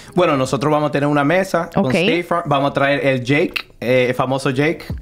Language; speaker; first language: Spanish; early bilingual, heritage; Spanish